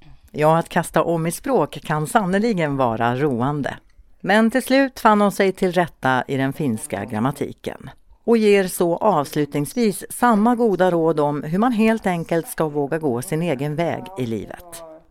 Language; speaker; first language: Swedish; native; Swedish